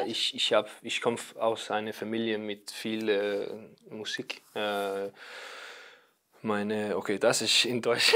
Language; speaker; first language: German; non-native, learner; Danish